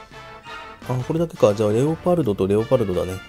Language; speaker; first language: Japanese; native; Japanese